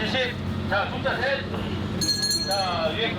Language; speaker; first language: Korean; native; Korean